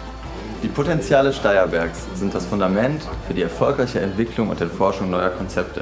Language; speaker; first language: German; native; German